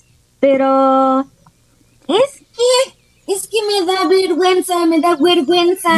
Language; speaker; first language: Spanish; early bilingual, other home language; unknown